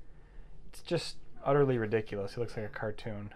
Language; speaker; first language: English; native; English